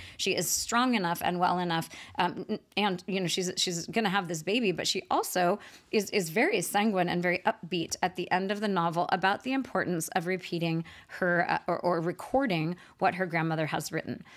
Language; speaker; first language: English; native; English